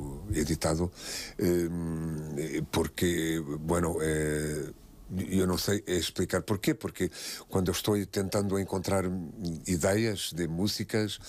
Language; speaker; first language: Spanish; non-native, fluent; Portuguese